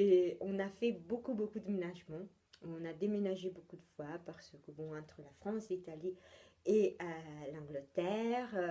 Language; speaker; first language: French; non-native, fluent; Italian